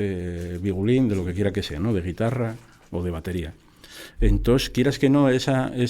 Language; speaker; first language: Spanish; native; Spanish